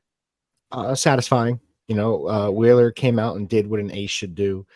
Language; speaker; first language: English; native; English